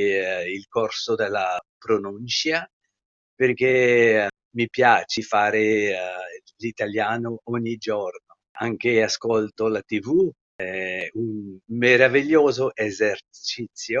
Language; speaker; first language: Italian; non-native, learner; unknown